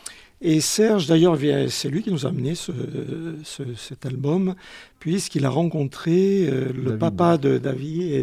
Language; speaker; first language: French; native; French